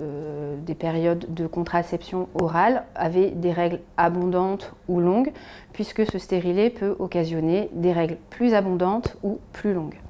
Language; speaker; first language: French; native; French